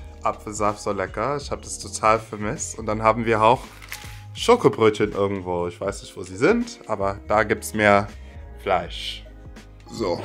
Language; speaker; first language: German; non-native, learner; English